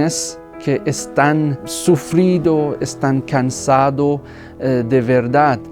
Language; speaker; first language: Spanish; non-native, fluent; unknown